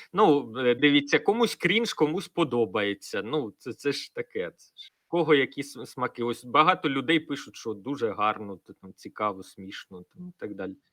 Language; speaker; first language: Ukrainian; native; Ukrainian